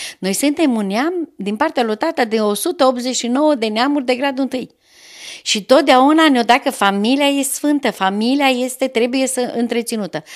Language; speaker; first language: Romanian; native; Romanian